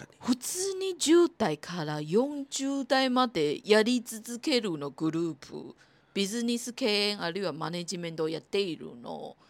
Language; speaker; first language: Japanese; non-native, fluent; Cantonese